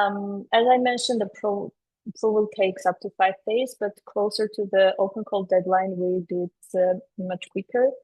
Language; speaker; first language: English; non-native, fluent; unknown